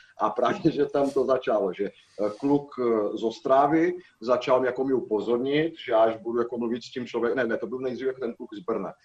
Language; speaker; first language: Czech; non-native, fluent; Portuguese